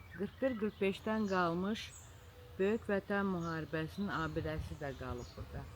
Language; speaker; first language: Azerbaijani; native; Azerbaijani